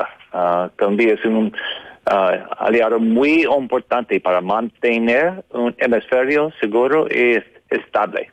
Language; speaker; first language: Spanish; non-native, learner; English